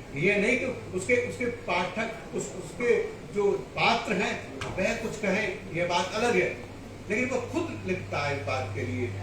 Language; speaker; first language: Hindi; non-native, local second language; Rajasthani